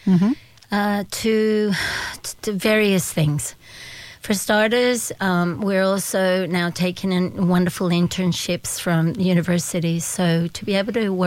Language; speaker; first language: English; early bilingual, other home language; Spanish